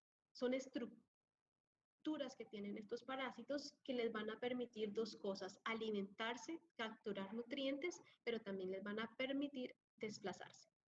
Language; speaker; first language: Spanish; native; Spanish